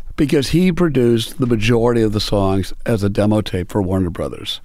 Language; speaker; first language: English; native; English